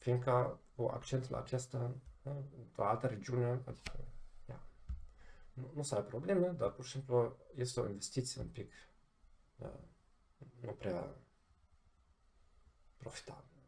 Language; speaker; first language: Romanian; non-native, fluent; German